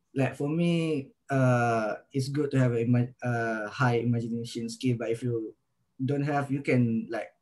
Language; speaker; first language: English; non-native, local second language; Malay